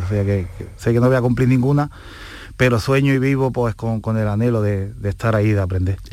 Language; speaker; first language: Spanish; native; Spanish